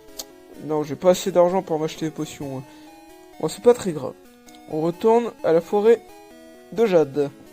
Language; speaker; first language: French; native; French